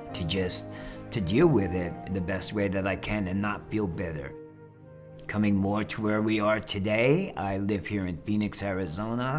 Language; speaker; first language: English; native; English